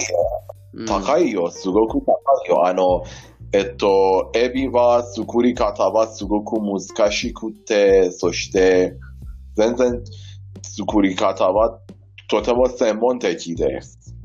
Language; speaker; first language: Japanese; non-native, learner; Persian